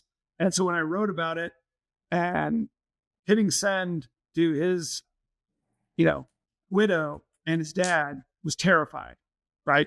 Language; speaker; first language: English; native; English